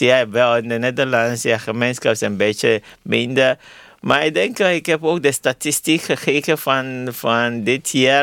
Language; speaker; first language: Dutch; non-native, fluent; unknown